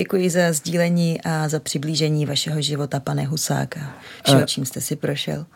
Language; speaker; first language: Czech; native; Czech